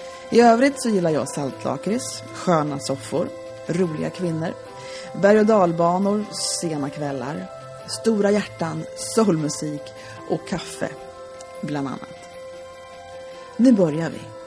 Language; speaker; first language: Swedish; native; Swedish